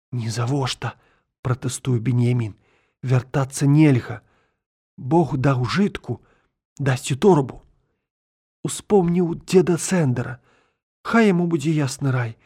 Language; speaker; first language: Belarusian; native; Belarusian